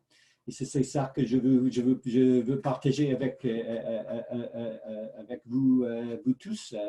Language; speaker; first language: French; non-native, fluent; English